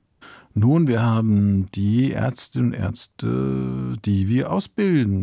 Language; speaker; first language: German; early bilingual, other home language; Italian